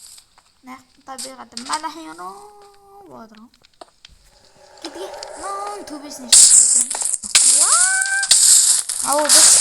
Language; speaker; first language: Kazakh; native; Kazakh